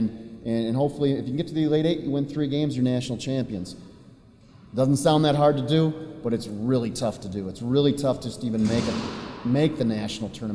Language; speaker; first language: English; native; English